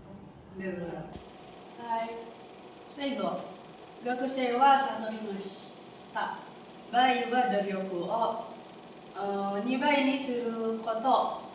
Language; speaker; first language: Japanese; non-native, learner; Indonesian